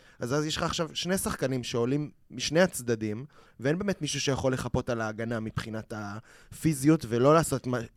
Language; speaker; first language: Hebrew; native; Hebrew